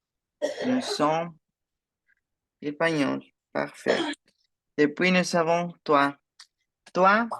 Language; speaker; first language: French; non-native, fluent; Spanish